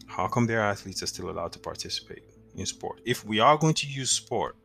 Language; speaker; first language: English; non-native, local second language; Yoruba